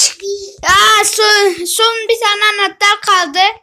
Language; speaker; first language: Turkish; native; Turkish